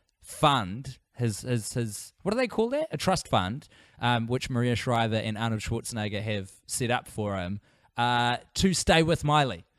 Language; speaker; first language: English; native; English